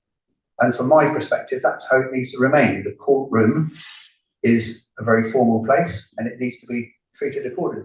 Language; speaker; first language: English; native; English